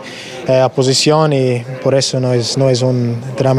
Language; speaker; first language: Spanish; non-native, learner; English